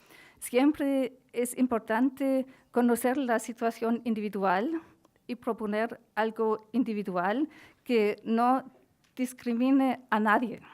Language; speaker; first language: Spanish; non-native, fluent; German